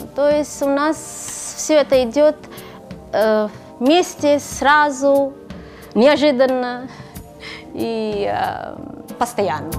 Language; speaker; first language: Russian; non-native, fluent; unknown